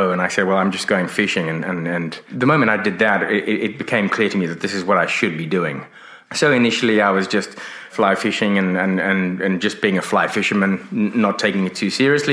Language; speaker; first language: English; native; English